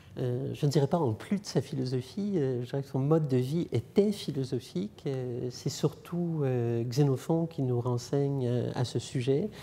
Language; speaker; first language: French; native; French